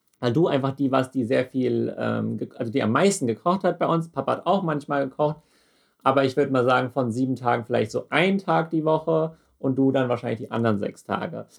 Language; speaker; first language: German; native; German